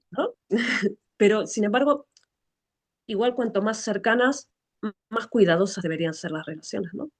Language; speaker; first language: Spanish; native; Spanish